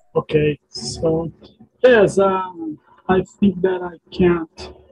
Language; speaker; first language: English; non-native, learner; Portuguese